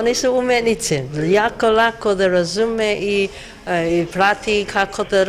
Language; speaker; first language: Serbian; non-native, learner; Chinese